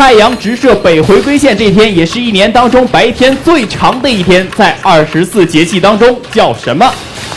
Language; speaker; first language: Chinese; native; Chinese